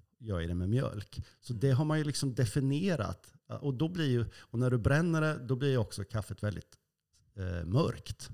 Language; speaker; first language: Swedish; native; Swedish